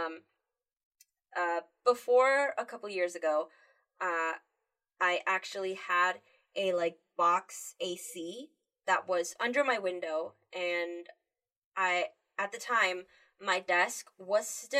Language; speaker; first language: English; early bilingual, other home language; Spanish